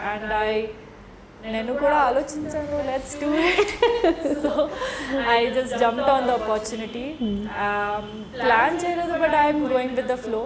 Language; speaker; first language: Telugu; non-native, learner; Hindi